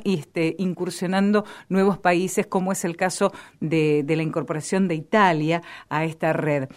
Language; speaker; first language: Spanish; native; Spanish